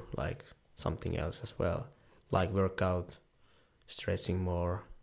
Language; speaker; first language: English; non-native, learner; Finnish